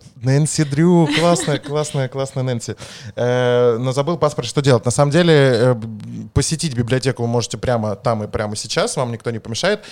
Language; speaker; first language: Russian; native; Russian